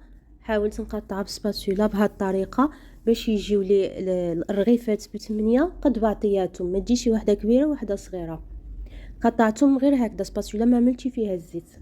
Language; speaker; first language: Arabic; native; Arabic